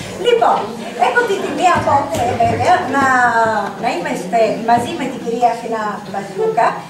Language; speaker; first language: Greek; non-native, fluent; Italian